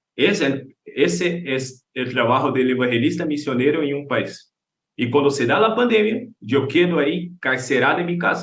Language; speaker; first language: Spanish; non-native, learner; Portuguese